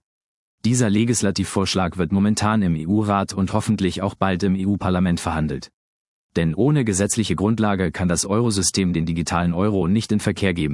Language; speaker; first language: German; native; German